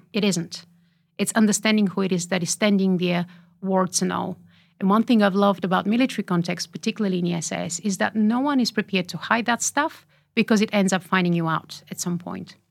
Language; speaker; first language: English; non-native, fluent; Bulgarian